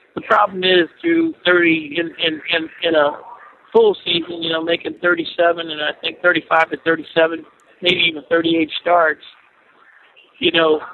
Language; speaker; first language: English; native; English